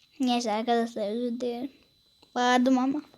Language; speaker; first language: Turkish; native; Turkish